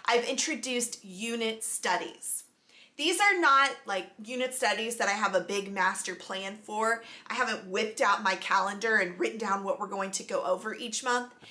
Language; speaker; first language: English; native; English